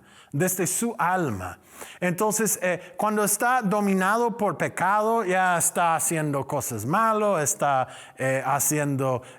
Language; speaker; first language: Spanish; non-native, learner; English